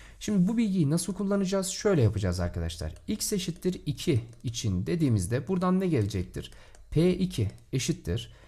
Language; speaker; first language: Turkish; native; Turkish